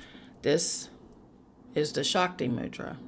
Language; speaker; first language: English; native; English